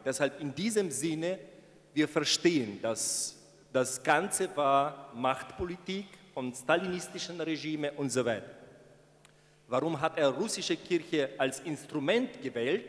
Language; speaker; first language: German; non-native, fluent; Ukrainian